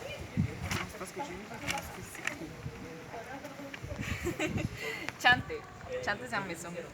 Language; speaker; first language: French; non-native, learner; Spanish